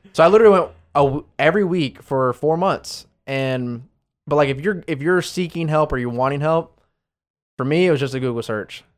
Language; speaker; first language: English; native; English